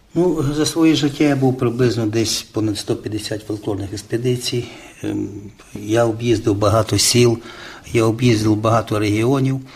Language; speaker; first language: Ukrainian; native; Ukrainian